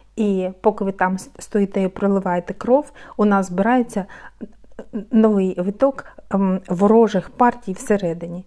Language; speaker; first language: Ukrainian; non-native, local second language; Russian